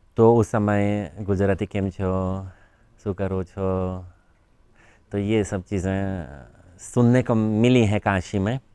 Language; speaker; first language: Hindi; non-native, fluent; Polish